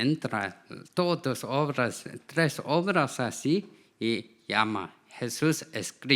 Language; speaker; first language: Spanish; non-native, learner; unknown